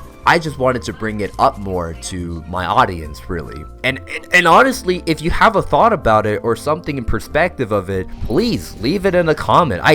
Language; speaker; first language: English; native; English